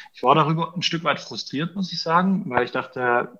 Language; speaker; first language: German; native; German